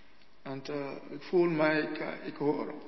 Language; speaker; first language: Dutch; non-native, learner; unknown